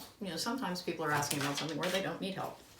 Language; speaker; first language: English; native; English